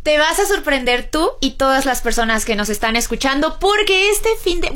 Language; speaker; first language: Spanish; native; Spanish